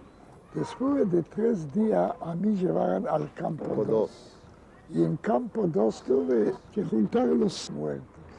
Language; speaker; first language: Spanish; non-native, learner; Yiddish